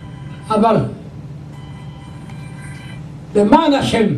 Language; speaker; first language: Hebrew; non-native, local second language; Yiddish